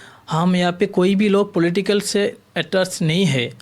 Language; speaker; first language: Hindi; non-native, learner; Bangla